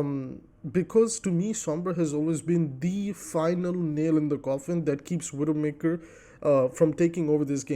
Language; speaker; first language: English; native; English